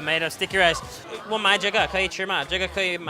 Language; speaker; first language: Chinese; non-native, learner; English